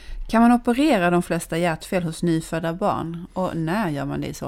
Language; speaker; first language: Swedish; native; Swedish